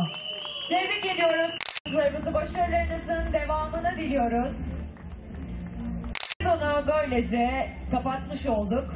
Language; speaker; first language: Turkish; native; Turkish